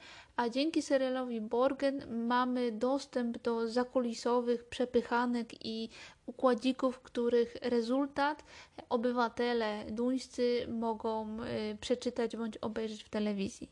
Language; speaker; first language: Polish; native; Polish